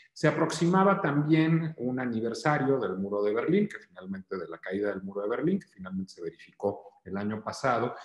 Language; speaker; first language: Spanish; native; Spanish